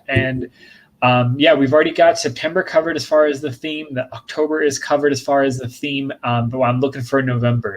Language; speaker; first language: English; native; English